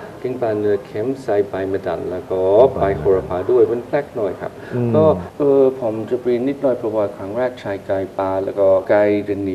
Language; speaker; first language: Thai; non-native, fluent; English